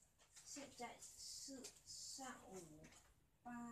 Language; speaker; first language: Chinese; non-native, learner; Vietnamese